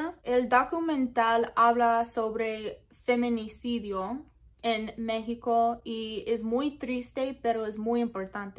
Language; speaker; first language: Spanish; non-native, learner; English